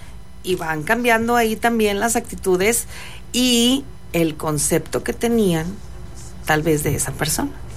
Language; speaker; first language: Spanish; native; Spanish